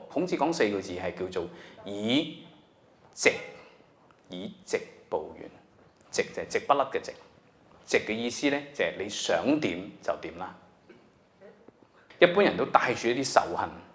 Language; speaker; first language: Cantonese; native; Cantonese